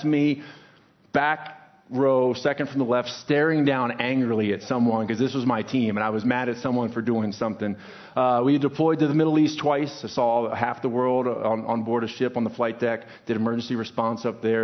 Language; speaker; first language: English; native; English